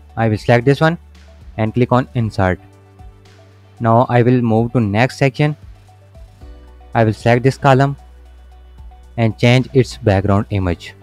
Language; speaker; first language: English; non-native, fluent; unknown